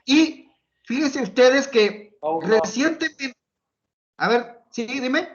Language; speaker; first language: Spanish; native; Spanish